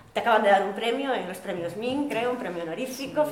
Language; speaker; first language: Spanish; non-native, local second language; Galician